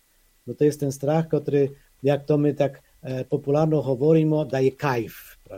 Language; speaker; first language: Polish; non-native, fluent; Ukrainian